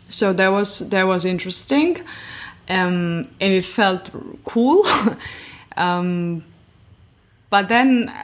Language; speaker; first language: English; non-native, fluent; Georgian